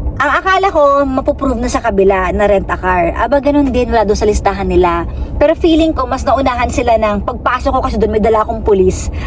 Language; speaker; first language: Filipino; native; Filipino